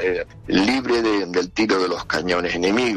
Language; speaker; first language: Spanish; native; Spanish